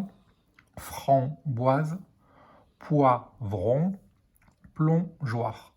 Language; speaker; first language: French; native; French